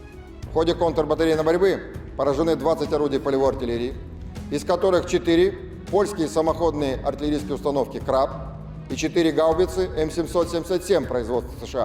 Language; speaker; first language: Russian; native; Russian